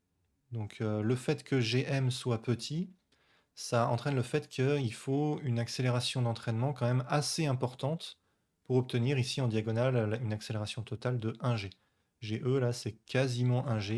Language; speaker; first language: French; native; French